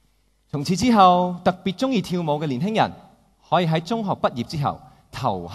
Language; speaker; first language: Chinese; non-native, local second language; Cantonese